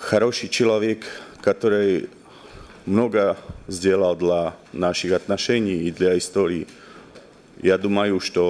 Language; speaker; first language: Russian; non-native, learner; Slovak